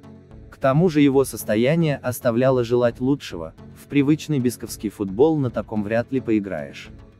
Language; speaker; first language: Russian; native; Russian